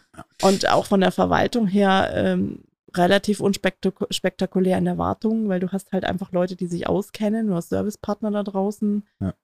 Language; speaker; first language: German; native; German